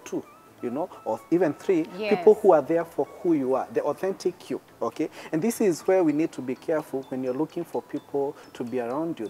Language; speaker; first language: English; non-native, local second language; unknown